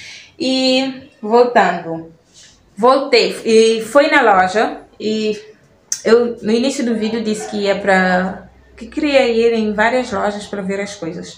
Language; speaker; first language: Portuguese; non-native, local second language; Kabuverdianu